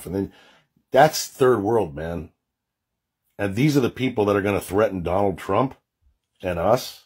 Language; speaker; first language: English; native; English